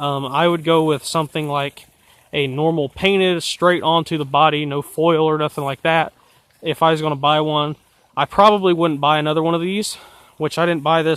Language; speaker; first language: English; native; English